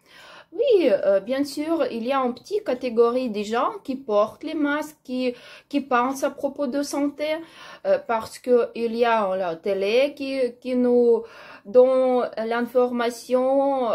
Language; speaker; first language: French; non-native, learner; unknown